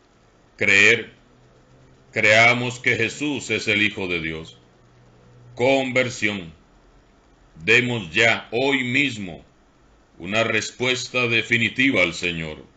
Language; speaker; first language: Spanish; native; Spanish